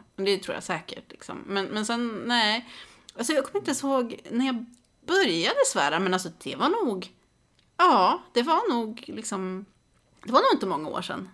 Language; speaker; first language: Swedish; native; Swedish